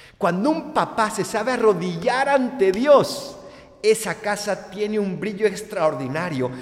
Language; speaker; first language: Spanish; native; Spanish